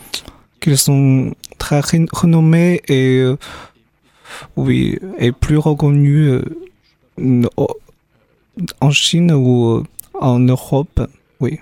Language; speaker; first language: French; non-native, fluent; Chinese